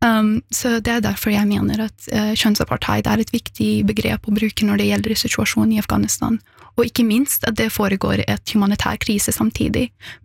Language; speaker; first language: Norwegian; early bilingual, other home language; Persian